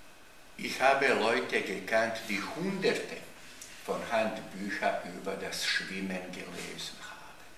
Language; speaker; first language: German; non-native, fluent; Bosnian